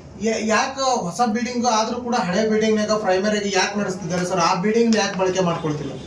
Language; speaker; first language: Kannada; native; Kannada